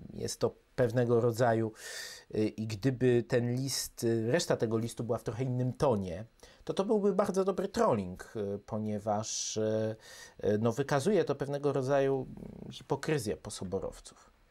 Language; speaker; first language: Polish; native; Polish